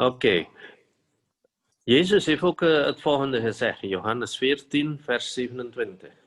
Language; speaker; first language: Dutch; non-native, fluent; Indonesian